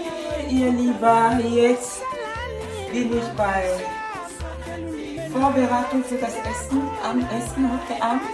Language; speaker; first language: German; non-native, fluent; Lingala